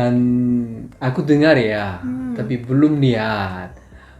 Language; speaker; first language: Indonesian; non-native, learner; Korean